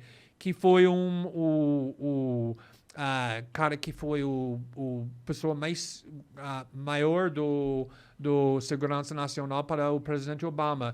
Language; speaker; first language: Portuguese; non-native, fluent; English